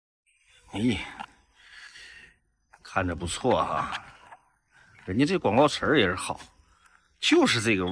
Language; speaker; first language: Chinese; native; Chinese